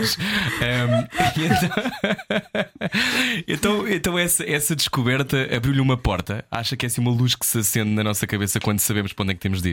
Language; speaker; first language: Portuguese; native; Portuguese